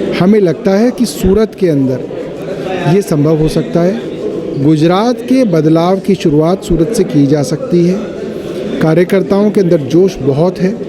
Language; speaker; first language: Hindi; native; Hindi